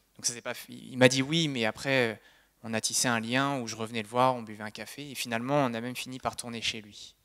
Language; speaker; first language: French; native; French